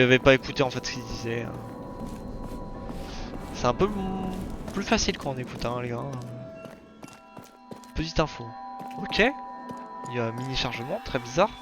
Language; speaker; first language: French; native; French